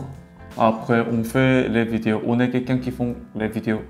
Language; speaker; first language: French; non-native, learner; Korean